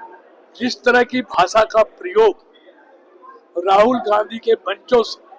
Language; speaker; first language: Hindi; native; Hindi